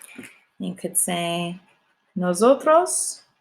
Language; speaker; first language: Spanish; non-native, fluent; English